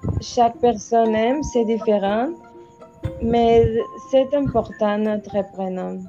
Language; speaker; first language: French; non-native, learner; Spanish